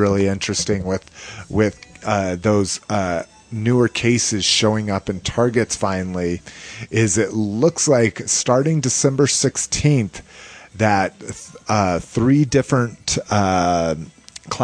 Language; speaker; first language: English; native; English